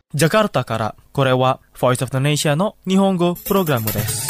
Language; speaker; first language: Japanese; non-native, fluent; Indonesian